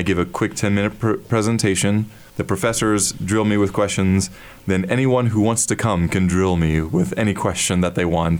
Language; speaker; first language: English; native; English